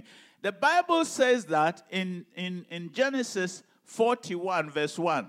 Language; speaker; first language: English; non-native, local second language; Hausa